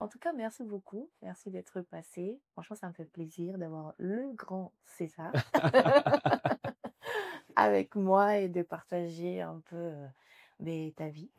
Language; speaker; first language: French; native; French